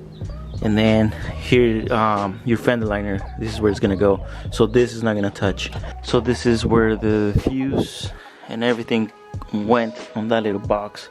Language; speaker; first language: English; native; English